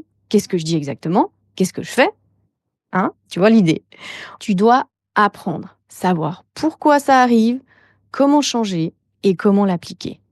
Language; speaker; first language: French; native; French